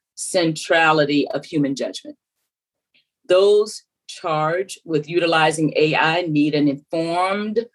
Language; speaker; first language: English; native; English